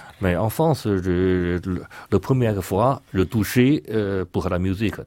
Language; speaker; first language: French; non-native, learner; Chinese